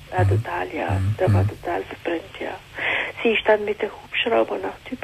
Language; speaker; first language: German; non-native, learner; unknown